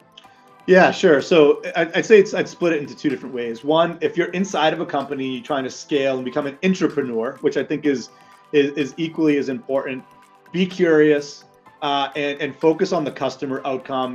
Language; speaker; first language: English; native; English